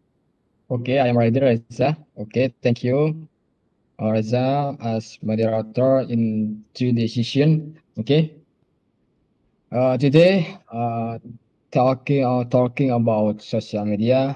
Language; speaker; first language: English; non-native, learner; Indonesian